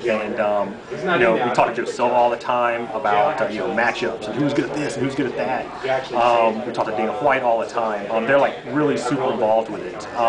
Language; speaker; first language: English; native; English